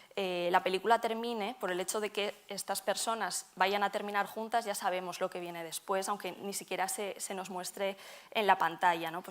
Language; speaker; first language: Spanish; native; Spanish